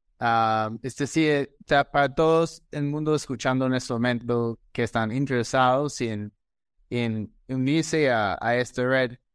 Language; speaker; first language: Spanish; non-native, fluent; English